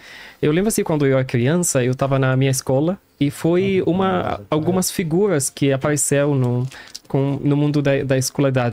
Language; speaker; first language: Portuguese; non-native, learner; Arabic